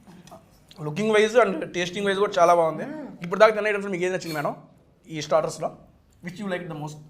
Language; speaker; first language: Telugu; native; Telugu